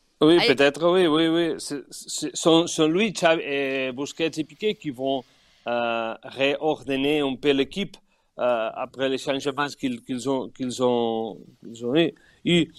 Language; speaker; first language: French; non-native, learner; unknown